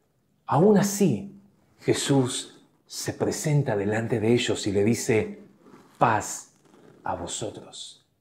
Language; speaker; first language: Spanish; native; Spanish